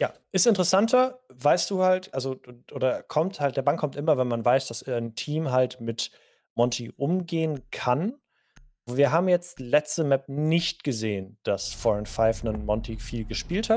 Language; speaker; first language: German; native; German